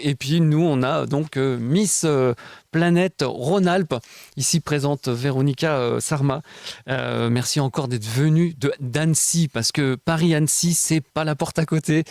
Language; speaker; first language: French; native; French